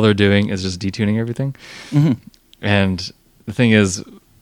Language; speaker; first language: English; native; English